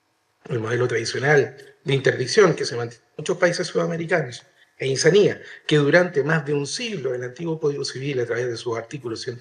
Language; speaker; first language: Spanish; native; Spanish